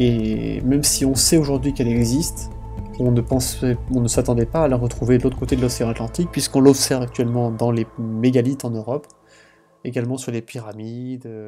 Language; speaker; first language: French; native; French